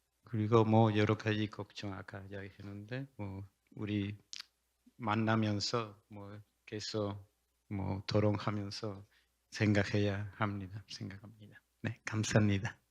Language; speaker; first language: Korean; non-native, learner; Spanish